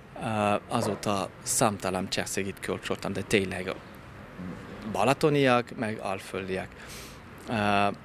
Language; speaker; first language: Hungarian; non-native, fluent; French